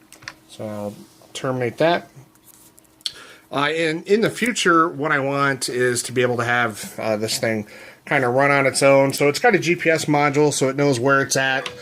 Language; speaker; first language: English; native; English